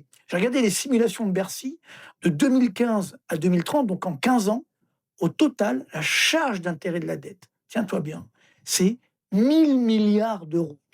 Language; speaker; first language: French; native; French